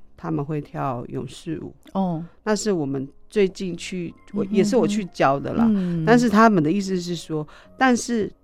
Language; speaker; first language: Chinese; non-native, local second language; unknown